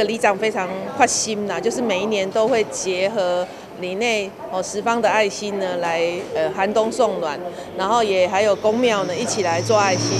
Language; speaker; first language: Chinese; native; Chinese